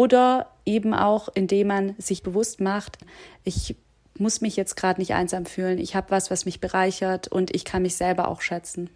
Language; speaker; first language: German; native; German